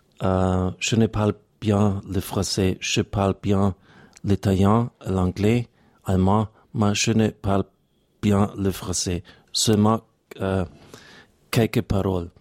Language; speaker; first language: French; non-native, learner; German